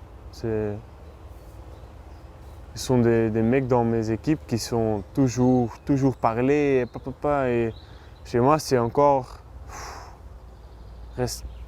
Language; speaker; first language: French; non-native, learner; Dutch